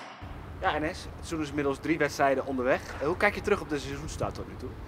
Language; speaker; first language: Dutch; native; Dutch